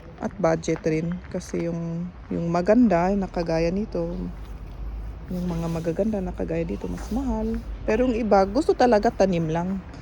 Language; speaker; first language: Filipino; non-native, local second language; Iloko